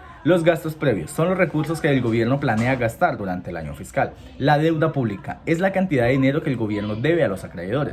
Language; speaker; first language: Spanish; native; Spanish